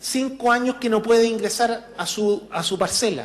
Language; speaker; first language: Spanish; native; Spanish